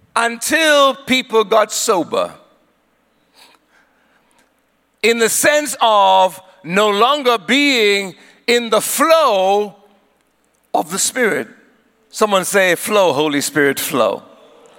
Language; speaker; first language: English; non-native, local second language; Swati